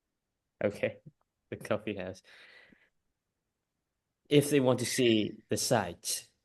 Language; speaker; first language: English; non-native, fluent; Vietnamese